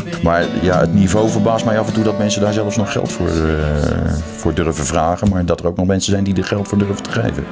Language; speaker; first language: Dutch; native; Dutch